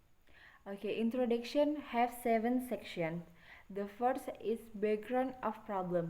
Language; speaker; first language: English; non-native, learner; Indonesian